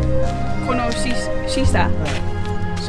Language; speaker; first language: Japanese; non-native, learner; English